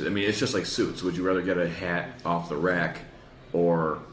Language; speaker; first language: English; native; English